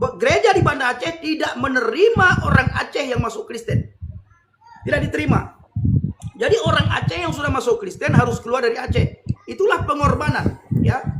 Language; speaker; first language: Indonesian; non-native, local second language; Achinese